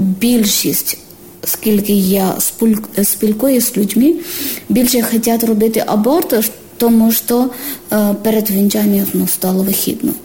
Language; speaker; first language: Ukrainian; non-native, learner; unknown